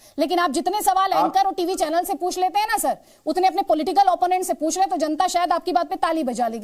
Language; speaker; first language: Hindi; native; Hindi